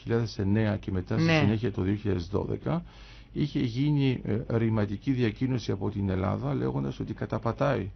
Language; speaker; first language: Greek; native; Greek